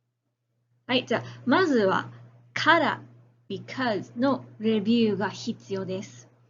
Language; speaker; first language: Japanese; non-native, fluent; English